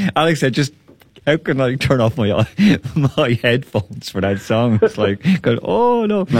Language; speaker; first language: English; native; English